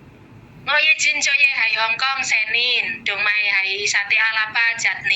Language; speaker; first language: Cantonese; non-native, learner; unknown